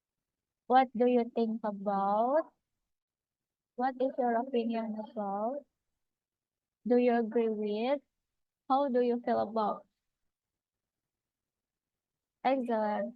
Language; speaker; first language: English; non-native, fluent; Indonesian